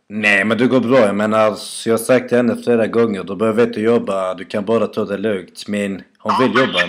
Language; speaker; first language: Swedish; native; Swedish